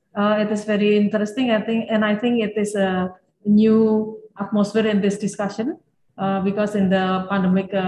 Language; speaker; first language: English; non-native, fluent; Indonesian